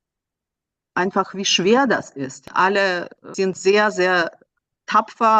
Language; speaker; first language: German; non-native, fluent; Russian